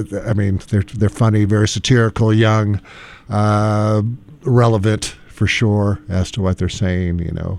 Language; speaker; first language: English; native; English